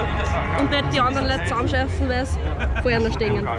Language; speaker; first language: German; native; German